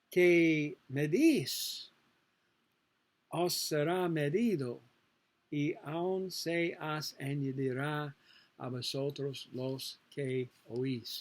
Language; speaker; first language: Spanish; non-native, learner; English